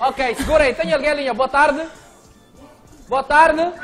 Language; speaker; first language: Portuguese; native; Portuguese